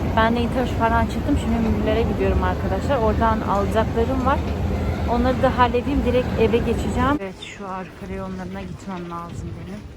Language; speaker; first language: Turkish; early bilingual, heritage; Turkish